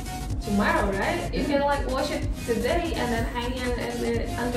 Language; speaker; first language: English; non-native, fluent; Indonesian